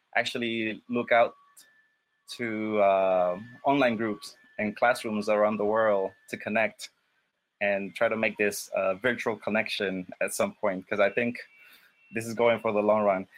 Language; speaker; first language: English; non-native, fluent; Spanish